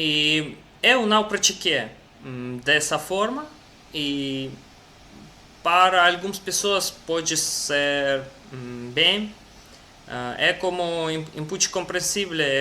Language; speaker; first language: Portuguese; non-native, learner; Russian